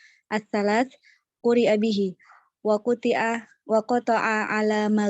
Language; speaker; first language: Arabic; non-native, learner; Indonesian